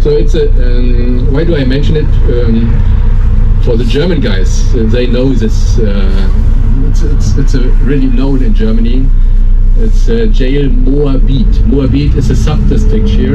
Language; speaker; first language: English; non-native, fluent; German